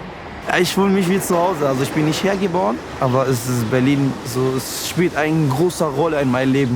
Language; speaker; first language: German; non-native, learner; Arabic